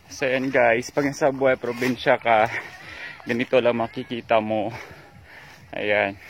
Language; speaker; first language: Filipino; non-native, local second language; Hiligaynon